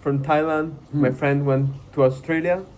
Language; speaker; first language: English; non-native, fluent; Italian